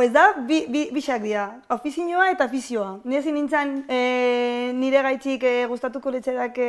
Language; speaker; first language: Basque; non-native, local second language; Spanish